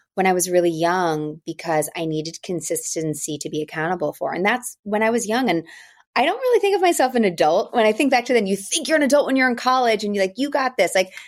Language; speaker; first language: English; native; English